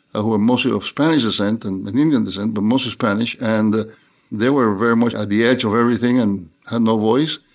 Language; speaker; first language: English; non-native, fluent; Spanish